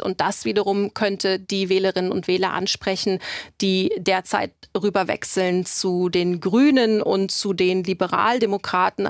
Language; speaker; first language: German; native; German